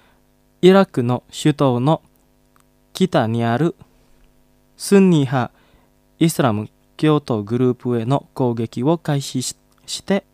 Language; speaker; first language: Japanese; non-native, fluent; Indonesian